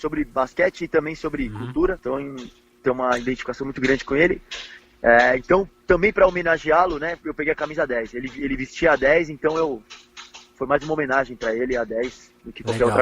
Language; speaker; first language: Portuguese; native; Portuguese